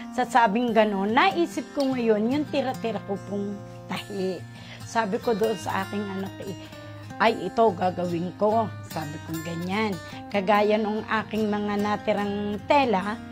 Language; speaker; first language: Filipino; native; Filipino